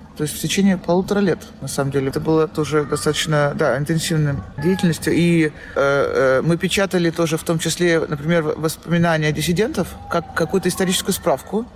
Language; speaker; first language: Russian; native; Russian